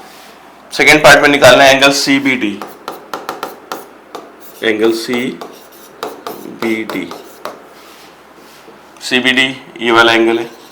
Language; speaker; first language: Hindi; native; Hindi